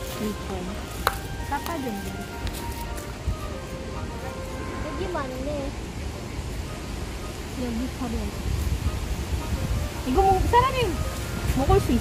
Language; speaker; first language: Korean; non-native, fluent; Filipino